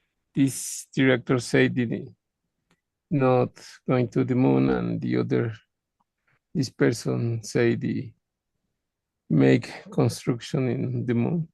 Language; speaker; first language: English; non-native, learner; Spanish